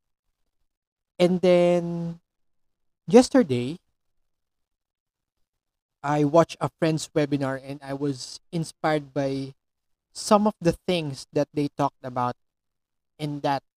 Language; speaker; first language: English; non-native, local second language; Filipino